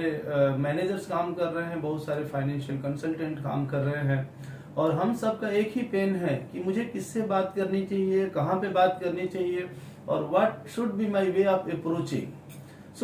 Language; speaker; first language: Hindi; native; Hindi